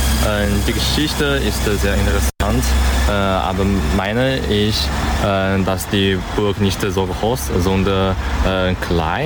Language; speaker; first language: German; non-native, learner; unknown